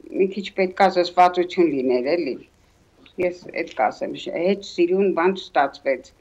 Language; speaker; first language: Armenian; native; Armenian